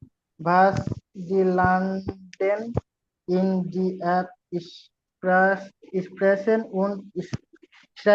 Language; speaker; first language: German; non-native, learner; Bangla